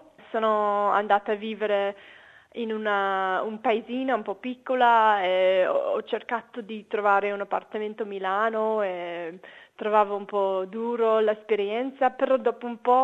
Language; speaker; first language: Italian; non-native, fluent; English